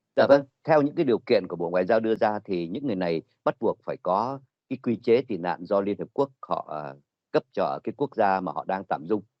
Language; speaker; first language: Vietnamese; native; Vietnamese